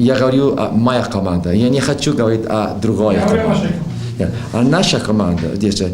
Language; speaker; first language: Russian; non-native, learner; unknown